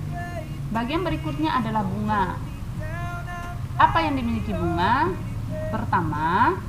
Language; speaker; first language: Indonesian; native; Indonesian